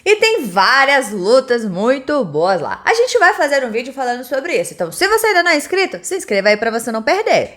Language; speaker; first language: Portuguese; native; Portuguese